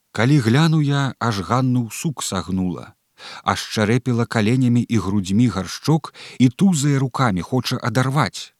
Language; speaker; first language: Belarusian; native; Belarusian